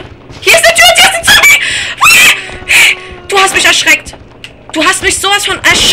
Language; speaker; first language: German; native; German